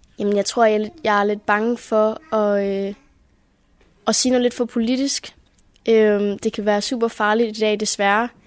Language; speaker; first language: Danish; early bilingual, heritage; Danish